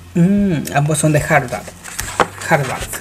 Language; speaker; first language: Spanish; native; Spanish